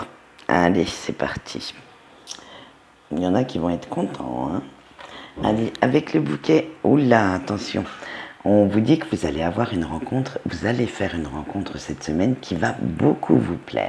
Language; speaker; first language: French; native; French